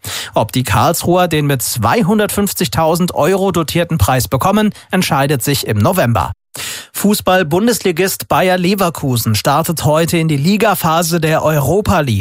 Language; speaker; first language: German; native; German